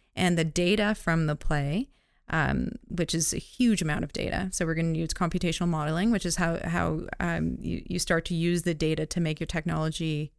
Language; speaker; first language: English; native; English